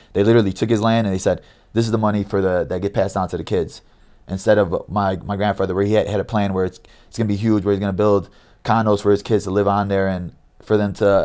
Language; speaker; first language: English; native; English